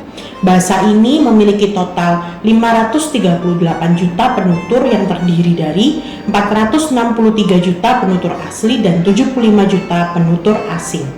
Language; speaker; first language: Indonesian; native; Indonesian